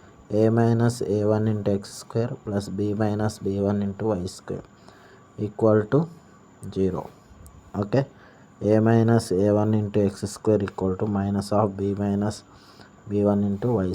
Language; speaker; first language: English; non-native, local second language; Telugu